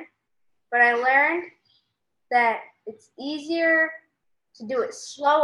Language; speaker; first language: English; native; English